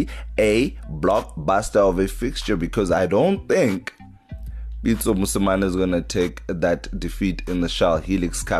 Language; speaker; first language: English; non-native, local second language; Xhosa